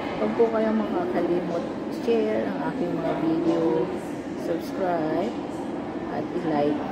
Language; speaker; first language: Filipino; non-native, local second language; Waray